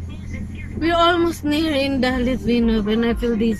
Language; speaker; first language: English; non-native, local second language; Filipino